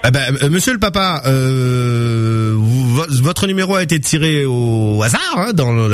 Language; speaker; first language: French; native; French